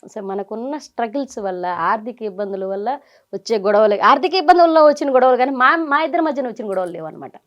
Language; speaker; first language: Telugu; native; Telugu